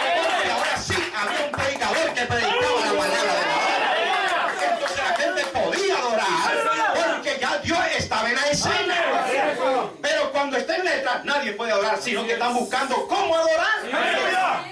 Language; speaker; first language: Spanish; native; Spanish